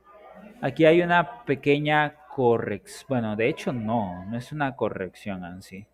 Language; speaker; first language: Spanish; native; Spanish